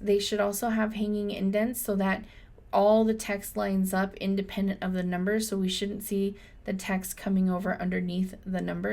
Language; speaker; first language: English; native; English